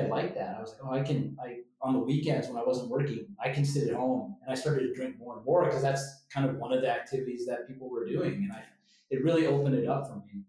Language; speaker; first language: English; native; English